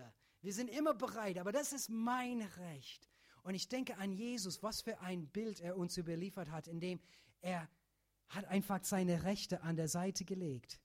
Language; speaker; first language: German; non-native, fluent; English